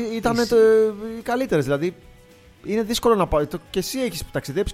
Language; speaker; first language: Greek; native; Greek